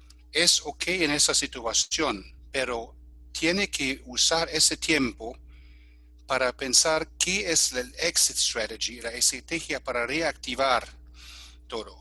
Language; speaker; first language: Spanish; non-native, fluent; German